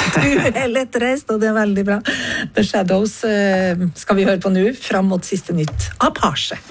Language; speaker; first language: Norwegian; native; Norwegian